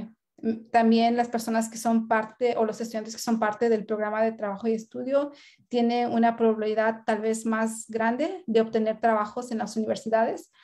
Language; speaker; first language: Spanish; early bilingual, heritage; Spanish